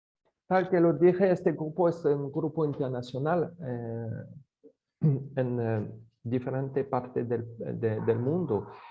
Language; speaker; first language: Spanish; non-native, fluent; French